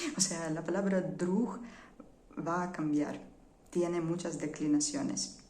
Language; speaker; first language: Spanish; non-native, fluent; Ukrainian